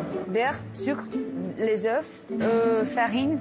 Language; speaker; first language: French; non-native, learner; Portuguese